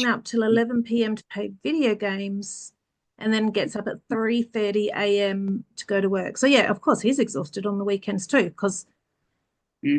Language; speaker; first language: English; early bilingual, other home language; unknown